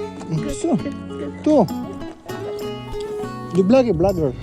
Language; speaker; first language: Korean; non-native, learner; Filipino